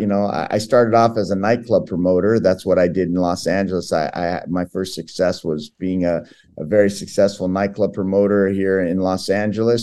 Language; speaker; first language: English; early bilingual, other home language; Portuguese